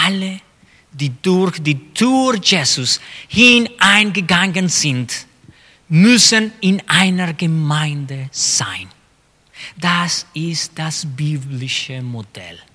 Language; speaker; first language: German; non-native, fluent; Spanish